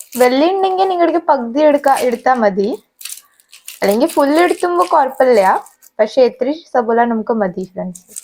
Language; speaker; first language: Malayalam; non-native, fluent; Hindi